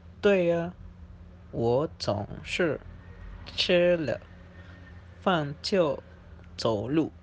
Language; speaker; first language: Chinese; non-native, learner; Spanish